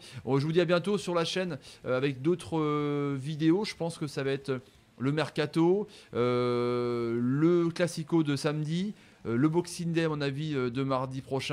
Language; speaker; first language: French; native; French